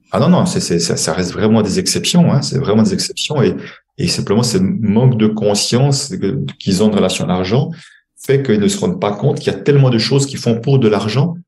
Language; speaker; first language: French; native; French